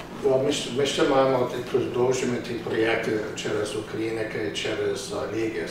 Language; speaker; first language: Ukrainian; early bilingual, heritage; Ukrainian